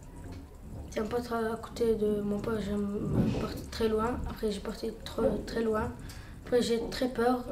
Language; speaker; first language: French; non-native, learner; Arabic